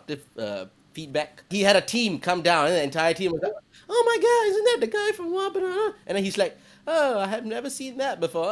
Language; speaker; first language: English; native; English